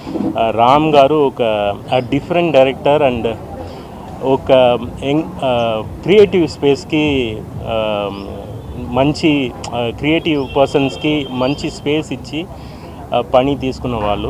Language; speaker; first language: Telugu; non-native, fluent; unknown